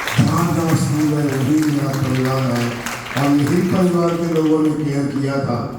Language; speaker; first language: Hindi; non-native, local second language; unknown